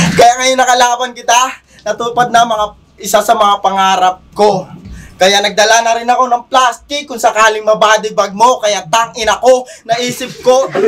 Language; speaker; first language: Filipino; native; Filipino